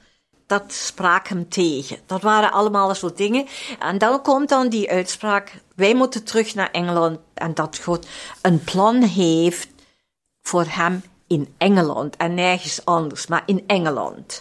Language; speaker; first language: Dutch; non-native, fluent; German